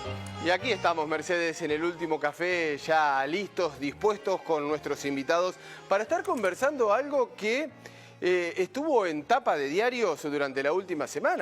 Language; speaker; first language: Spanish; native; Spanish